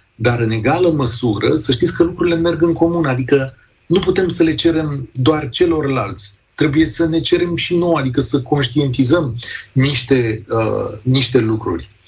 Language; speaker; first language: Romanian; native; Romanian